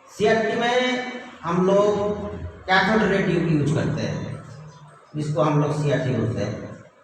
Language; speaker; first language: Hindi; non-native, local second language; Bangla